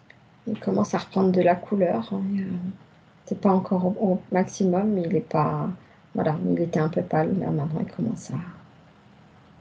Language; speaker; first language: French; native; French